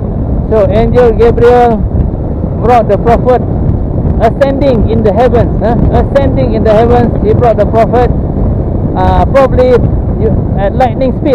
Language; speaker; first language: English; non-native, local second language; Malay